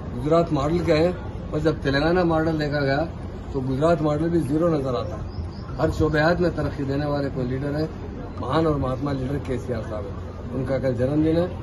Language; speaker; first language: Hindi; non-native, local second language; Urdu